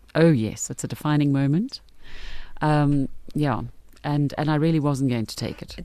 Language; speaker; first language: English; native; English